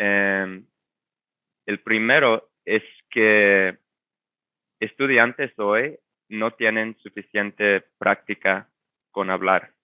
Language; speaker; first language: Spanish; non-native, fluent; English